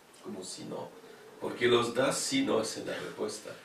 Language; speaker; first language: Spanish; non-native, fluent; French